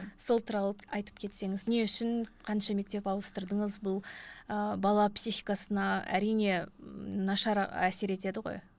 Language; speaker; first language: Kazakh; native; Kazakh